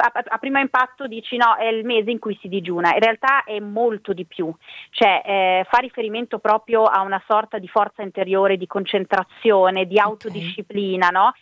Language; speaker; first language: Italian; native; Italian